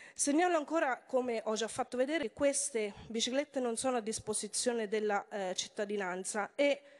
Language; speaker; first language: Italian; native; Italian